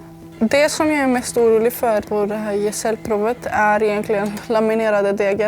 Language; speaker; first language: Swedish; early bilingual, other home language; Serbian